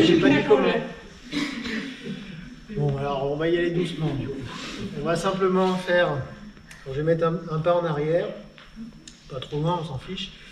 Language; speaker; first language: French; native; French